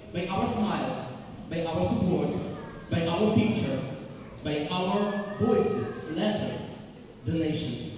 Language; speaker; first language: English; non-native, fluent; Ukrainian